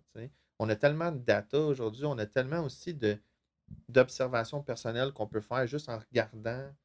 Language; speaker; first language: French; native; French